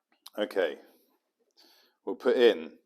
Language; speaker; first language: English; native; English